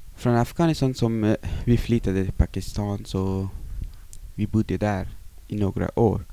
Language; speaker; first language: Swedish; non-native, fluent; Persian